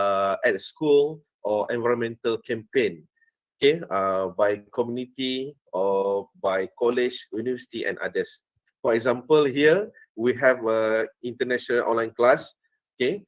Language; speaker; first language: English; non-native, fluent; Malay